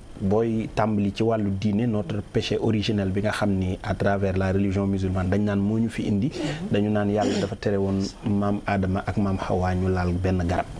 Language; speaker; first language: Wolof; native; Wolof